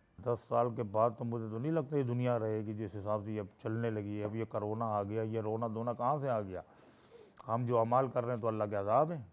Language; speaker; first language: Urdu; native; Urdu